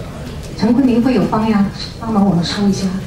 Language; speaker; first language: Chinese; native; Chinese